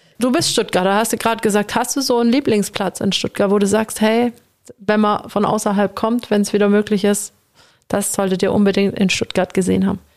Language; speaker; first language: German; native; German